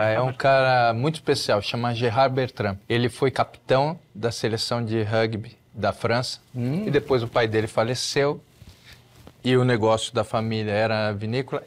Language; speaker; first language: Portuguese; native; Portuguese